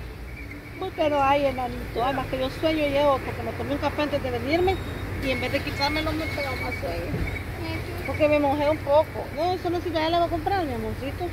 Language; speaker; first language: Spanish; native; Spanish